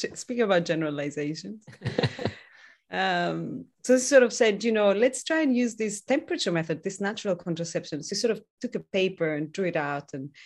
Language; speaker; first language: English; non-native, fluent; Greek